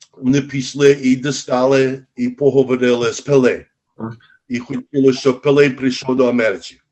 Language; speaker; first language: Ukrainian; early bilingual, heritage; Ukrainian